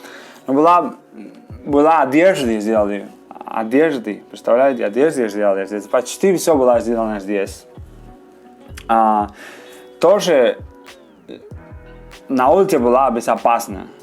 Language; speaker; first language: Russian; non-native, fluent; Spanish